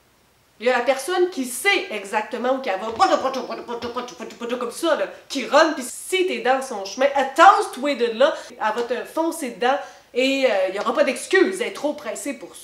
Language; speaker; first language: French; native; French